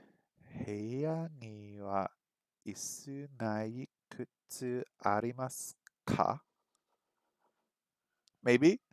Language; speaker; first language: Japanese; non-native, learner; English